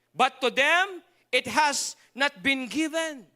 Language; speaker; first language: English; non-native, local second language; Filipino